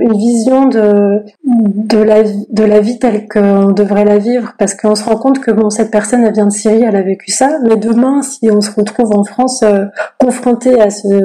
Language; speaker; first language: French; native; French